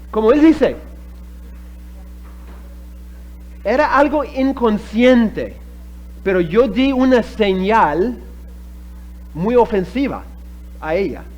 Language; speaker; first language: Spanish; non-native, fluent; English